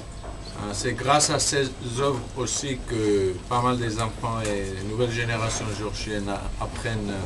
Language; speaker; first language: French; non-native, fluent; Georgian